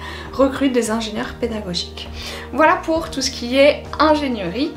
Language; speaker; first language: French; native; French